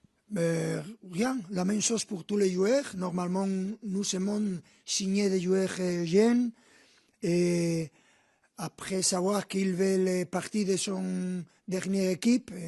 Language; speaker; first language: French; non-native, fluent; Spanish